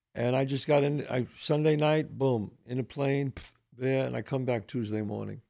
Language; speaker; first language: English; early bilingual, other home language; Italian